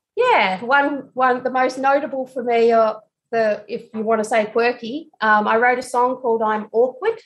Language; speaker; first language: English; native; English